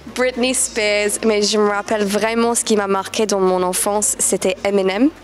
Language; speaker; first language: French; non-native, fluent; English